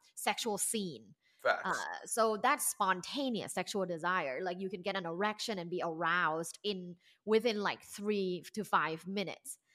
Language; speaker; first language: English; non-native, fluent; Thai